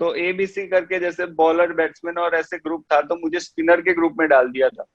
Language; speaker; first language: Hindi; non-native, local second language; Gujarati